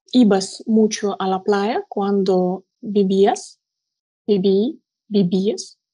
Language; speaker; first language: Spanish; non-native, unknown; Russian